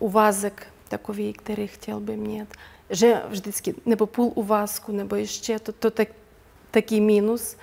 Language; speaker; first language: Czech; non-native, learner; Ukrainian